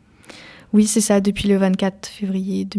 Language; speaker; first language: French; early bilingual, other home language; Ukrainian